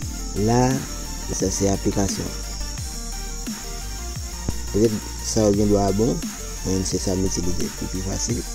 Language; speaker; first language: French; non-native, learner; Haitian Creole